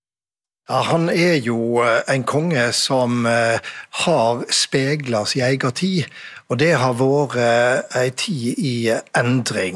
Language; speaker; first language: Norwegian; native; Norwegian